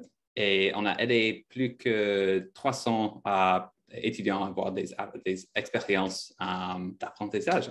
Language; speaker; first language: French; non-native, fluent; English